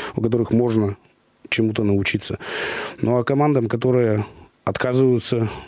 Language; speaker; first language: Russian; native; Russian